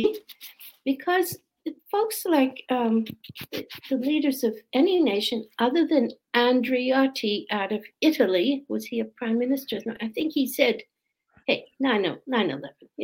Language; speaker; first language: English; native; English